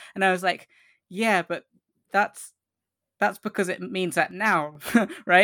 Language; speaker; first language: English; native; English